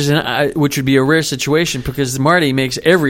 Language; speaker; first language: English; native; English